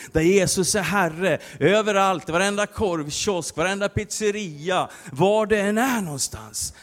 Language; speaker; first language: Swedish; native; Swedish